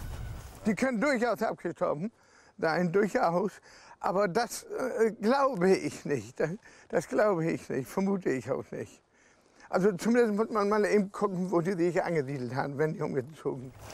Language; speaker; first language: German; native; German